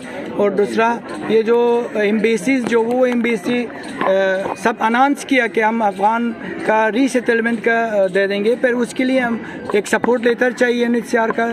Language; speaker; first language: Hindi; non-native, fluent; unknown